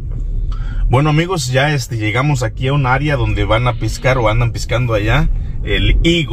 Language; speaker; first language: Spanish; native; Spanish